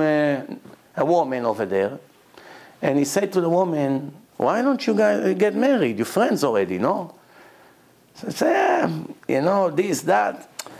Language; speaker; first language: English; non-native, fluent; Hebrew